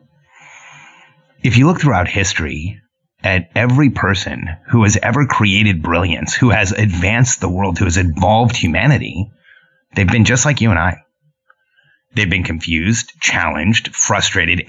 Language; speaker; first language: English; early bilingual, other home language; Spanish